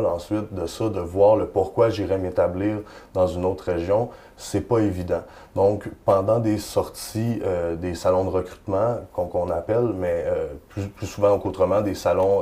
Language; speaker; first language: French; native; French